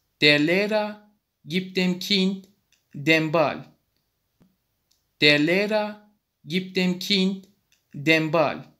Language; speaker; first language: German; non-native, fluent; Turkish